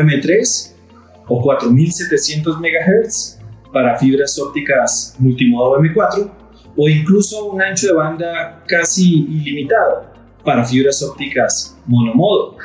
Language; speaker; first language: Spanish; native; Spanish